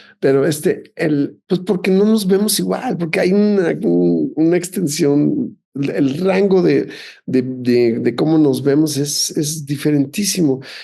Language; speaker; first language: Spanish; native; Spanish